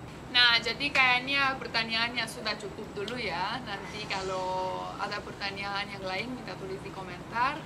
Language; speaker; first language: Indonesian; non-native, fluent; Russian